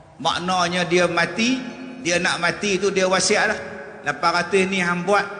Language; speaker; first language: Malay; native; Malay